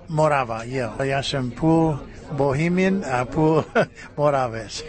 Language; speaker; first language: Czech; early bilingual, heritage; Czech